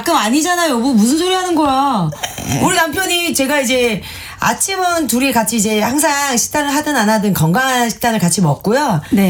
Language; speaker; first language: Korean; native; Korean